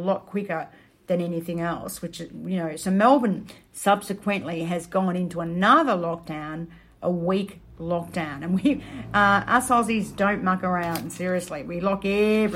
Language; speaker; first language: English; native; English